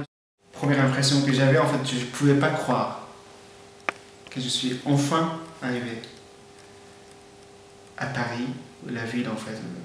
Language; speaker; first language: French; non-native, fluent; Persian